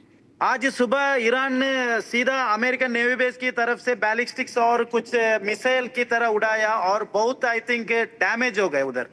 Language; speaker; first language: Hindi; non-native, local second language; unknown